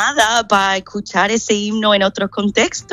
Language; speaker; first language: Spanish; non-native, fluent; English